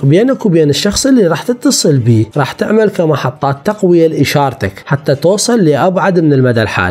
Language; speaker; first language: Arabic; native; Arabic